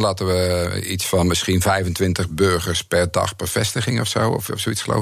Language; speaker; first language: Dutch; native; Dutch